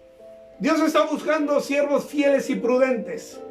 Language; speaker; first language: Spanish; native; Spanish